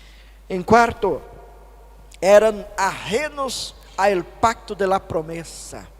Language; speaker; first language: Spanish; non-native, fluent; Portuguese